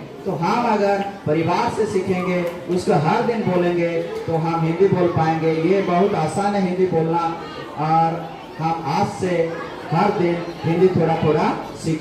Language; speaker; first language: Hindi; non-native, local second language; Odia